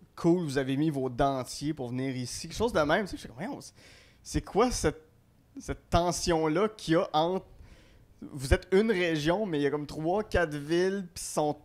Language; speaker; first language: French; native; French